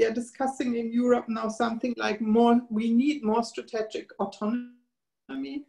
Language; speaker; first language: English; non-native, fluent; German